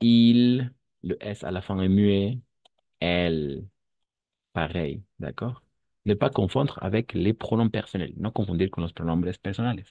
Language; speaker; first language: French; non-native, fluent; Spanish